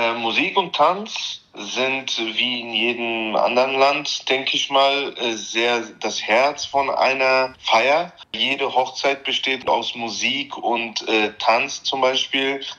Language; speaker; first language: German; early bilingual, other home language; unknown